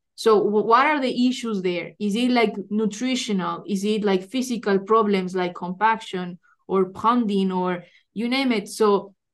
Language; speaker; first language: English; non-native, fluent; Spanish